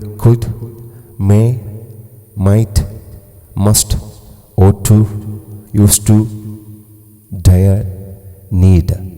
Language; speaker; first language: English; non-native, local second language; Malayalam